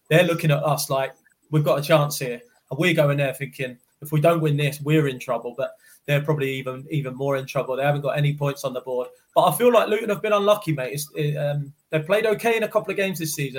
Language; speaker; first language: English; native; English